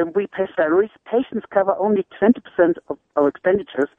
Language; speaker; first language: English; non-native, fluent; German